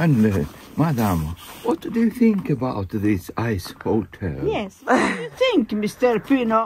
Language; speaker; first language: English; non-native, learner; Italian